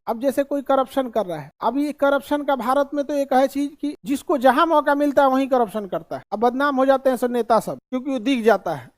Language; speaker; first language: Hindi; native; Hindi